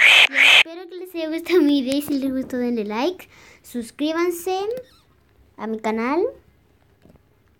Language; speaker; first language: Spanish; native; Spanish